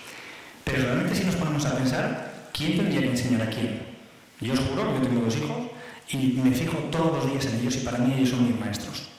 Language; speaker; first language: Spanish; native; Spanish